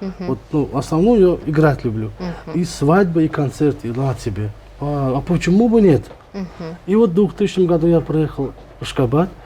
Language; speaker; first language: Russian; non-native, local second language; Turkmen